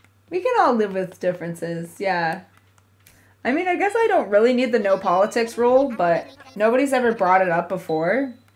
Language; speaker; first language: English; native; English